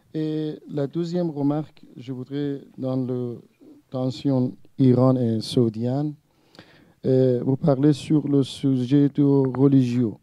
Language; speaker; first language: French; non-native, learner; Persian